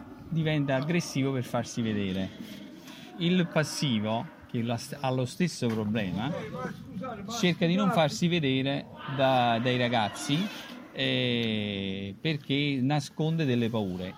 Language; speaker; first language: Italian; native; Italian